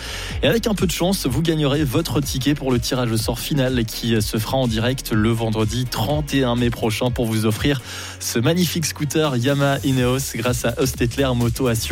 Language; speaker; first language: French; native; French